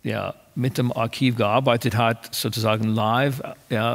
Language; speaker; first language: German; non-native, fluent; English